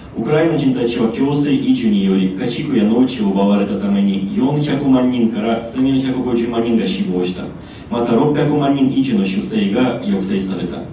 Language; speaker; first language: Japanese; non-native, fluent; Ukrainian